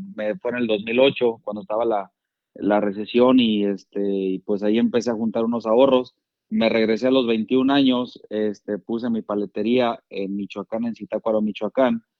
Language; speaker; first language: Spanish; native; Spanish